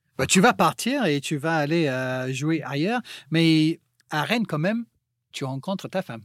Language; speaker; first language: French; non-native, fluent; English